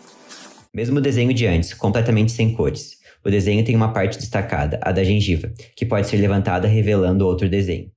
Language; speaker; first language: Portuguese; native; Portuguese